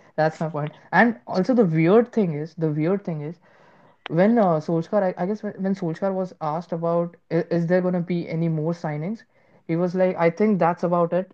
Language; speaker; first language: English; non-native, local second language; Hindi